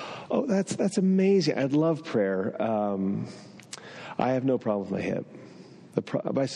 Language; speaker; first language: English; non-native, fluent; French